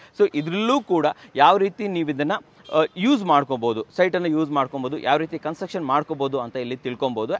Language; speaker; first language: Kannada; native; Kannada